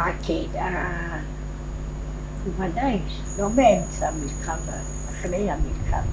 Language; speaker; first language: Hebrew; non-native, fluent; Polish